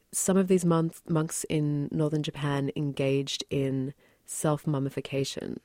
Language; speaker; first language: English; native; English